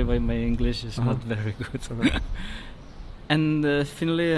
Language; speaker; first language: English; non-native, learner; Spanish